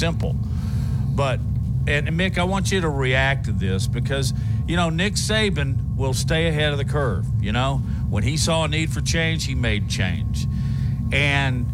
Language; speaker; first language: English; native; English